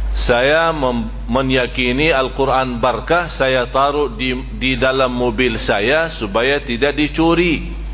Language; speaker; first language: Malay; non-native, fluent; Arabic